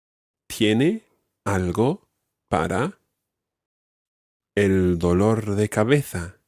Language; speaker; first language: Spanish; non-native, fluent; English